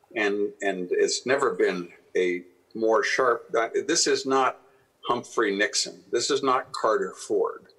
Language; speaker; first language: English; native; English